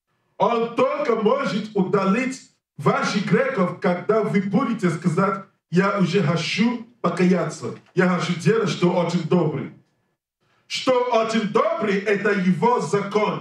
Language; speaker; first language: Russian; non-native, learner; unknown